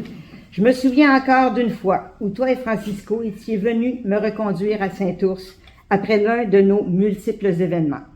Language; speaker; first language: French; native; French